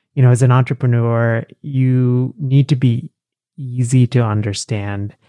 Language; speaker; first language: English; early bilingual, other home language; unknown